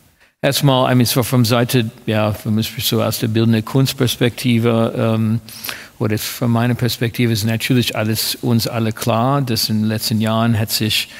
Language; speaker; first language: German; non-native, fluent; English